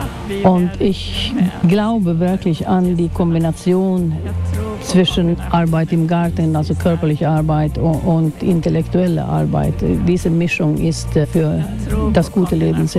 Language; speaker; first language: German; non-native, fluent; Swedish